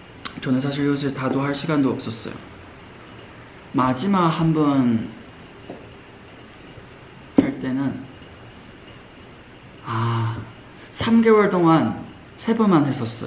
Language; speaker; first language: Korean; non-native, fluent; Chinese